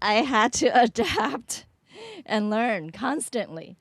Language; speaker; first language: English; early bilingual, other home language; Chinese